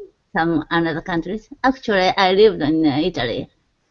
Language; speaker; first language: English; non-native, learner; Japanese